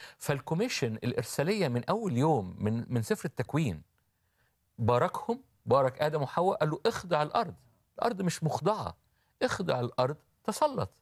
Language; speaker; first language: Arabic; native; Arabic